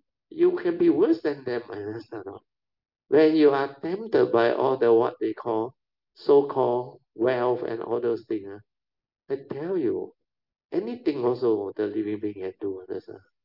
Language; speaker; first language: English; non-native, local second language; Min Nan Chinese